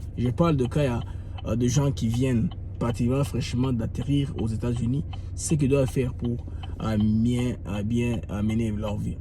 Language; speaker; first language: French; non-native, local second language; Lingala